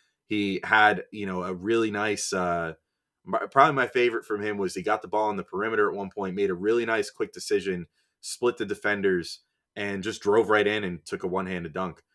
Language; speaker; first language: English; native; English